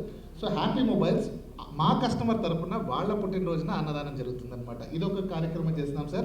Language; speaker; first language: Telugu; native; Telugu